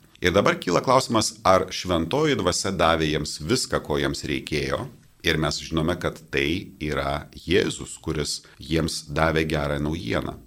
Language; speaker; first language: Lithuanian; non-native, local second language; Polish